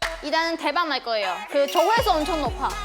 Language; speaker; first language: Korean; non-native, fluent; Chinese